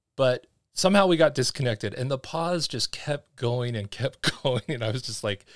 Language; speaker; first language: English; native; English